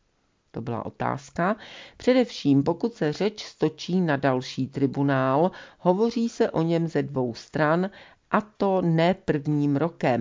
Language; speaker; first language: Czech; native; Czech